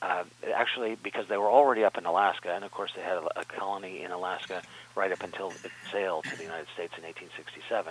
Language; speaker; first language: English; native; English